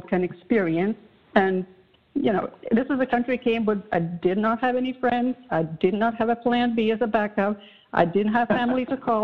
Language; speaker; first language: English; non-native, fluent; Latvian